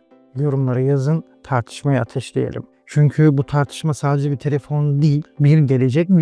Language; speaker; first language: Turkish; native; Turkish